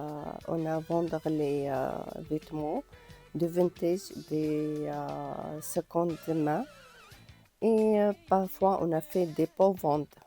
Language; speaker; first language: French; non-native, learner; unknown